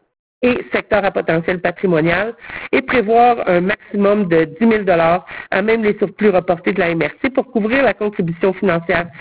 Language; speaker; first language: French; native; French